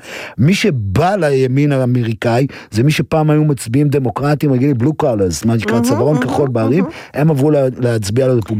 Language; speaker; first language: Hebrew; native; Hebrew